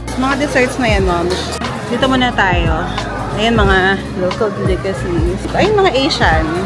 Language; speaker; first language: Filipino; native; Filipino